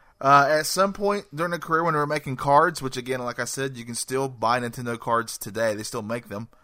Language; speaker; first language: English; native; English